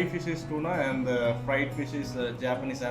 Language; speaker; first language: English; non-native, local second language; Tamil